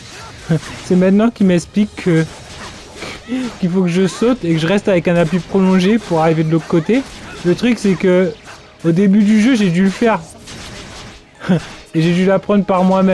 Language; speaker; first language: French; native; French